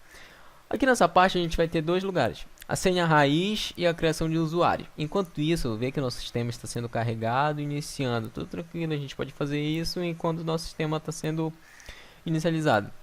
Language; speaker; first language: Portuguese; native; Portuguese